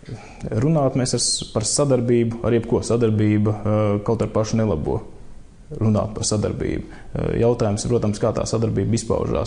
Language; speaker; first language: Latvian; native; Latvian